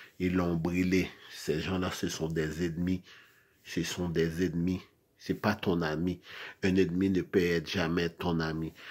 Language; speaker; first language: French; non-native, local second language; Haitian Creole